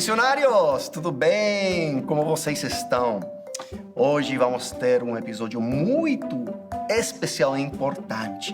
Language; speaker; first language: Portuguese; non-native, fluent; English